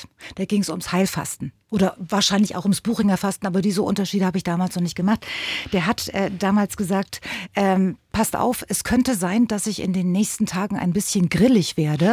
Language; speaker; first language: German; native; German